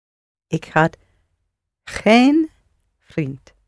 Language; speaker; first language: Dutch; non-native, learner; English